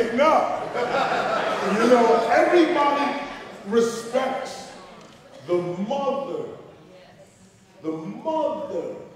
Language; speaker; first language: English; native; English